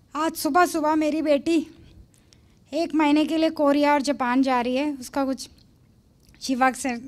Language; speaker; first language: Hindi; native; Hindi